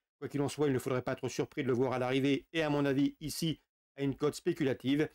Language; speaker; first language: French; native; French